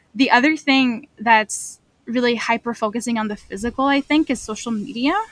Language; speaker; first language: English; non-native, fluent; French